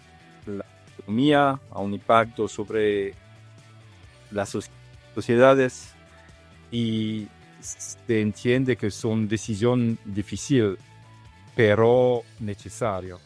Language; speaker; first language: Spanish; non-native, learner; Italian